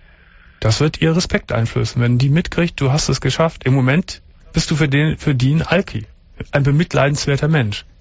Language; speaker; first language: German; native; German